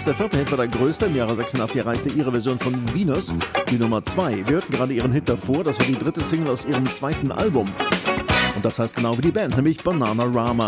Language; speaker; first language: German; native; German